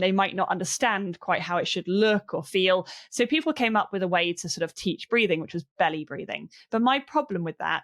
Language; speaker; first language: English; native; English